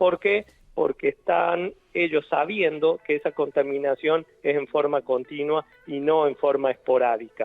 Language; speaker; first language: Spanish; native; Spanish